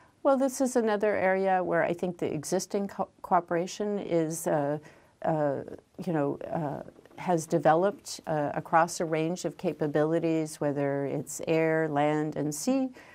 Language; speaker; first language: English; native; English